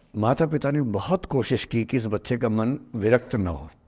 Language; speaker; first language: Hindi; native; Hindi